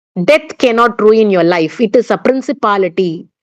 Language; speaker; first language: English; non-native, local second language; Tamil